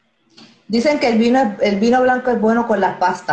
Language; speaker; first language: Spanish; native; Spanish